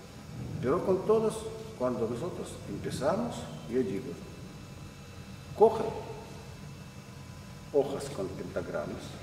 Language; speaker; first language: Spanish; non-native, learner; Russian